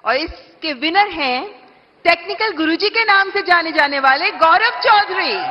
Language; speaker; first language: Hindi; native; Hindi